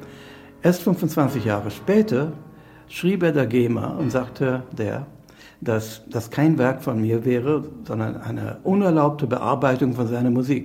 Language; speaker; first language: German; non-native, fluent; English